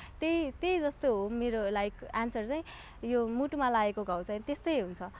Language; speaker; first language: Nepali; native; Nepali